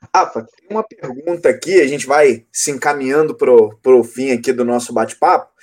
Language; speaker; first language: Portuguese; native; Portuguese